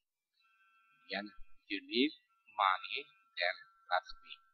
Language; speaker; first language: English; non-native, fluent; Indonesian